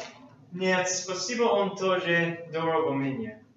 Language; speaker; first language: Russian; non-native, learner; English